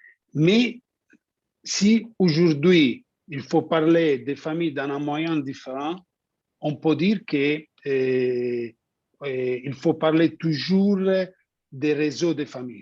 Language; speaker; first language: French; non-native, fluent; Italian